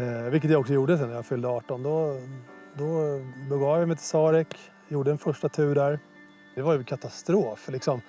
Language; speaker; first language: Swedish; native; Swedish